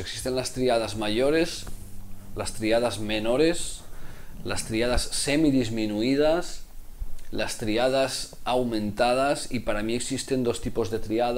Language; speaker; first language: Spanish; native; Spanish